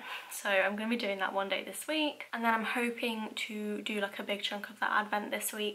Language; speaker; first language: English; native; English